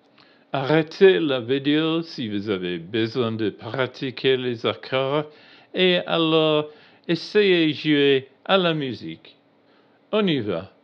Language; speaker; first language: French; non-native, learner; English